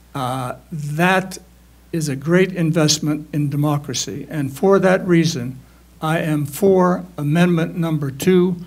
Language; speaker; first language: English; native; English